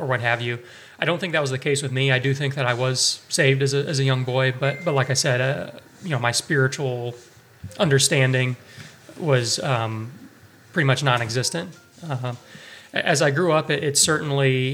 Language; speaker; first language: English; native; English